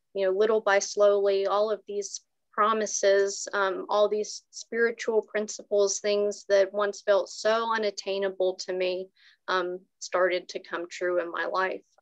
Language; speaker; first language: English; native; English